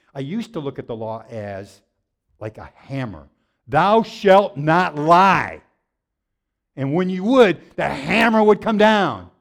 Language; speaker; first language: English; native; English